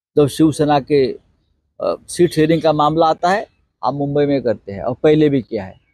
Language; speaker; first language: Hindi; non-native, local second language; Marathi